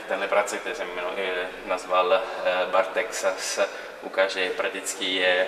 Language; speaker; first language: Czech; non-native, learner; Italian